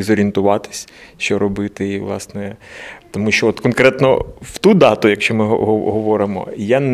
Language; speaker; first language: Ukrainian; native; Ukrainian